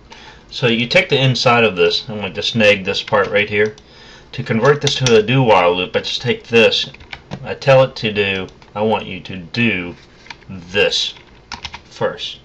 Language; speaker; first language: English; native; English